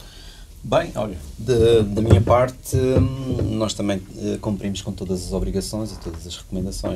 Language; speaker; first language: Portuguese; native; Portuguese